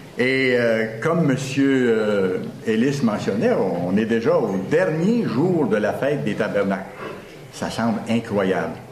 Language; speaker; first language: French; native; French